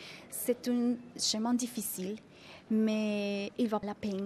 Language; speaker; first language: French; non-native, fluent; Spanish